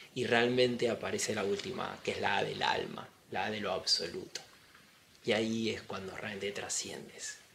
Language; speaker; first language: Spanish; native; Spanish